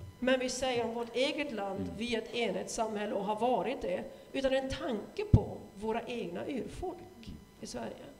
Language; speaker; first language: Swedish; non-native, fluent; German